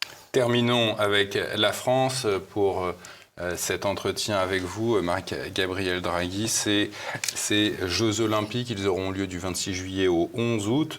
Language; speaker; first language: French; native; French